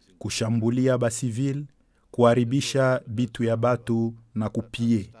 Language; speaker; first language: Swahili; native; Swahili